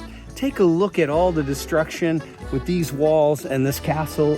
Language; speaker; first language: English; native; English